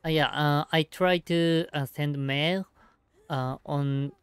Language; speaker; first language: English; non-native, learner; Japanese